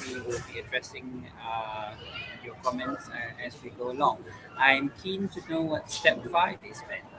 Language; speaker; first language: English; non-native, local second language; Malay